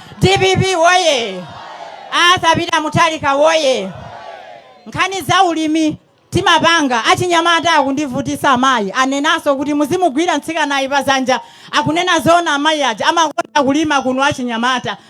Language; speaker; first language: Nyanja; native; Nyanja